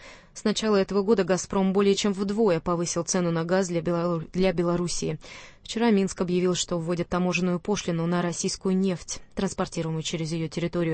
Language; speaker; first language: Russian; native; Russian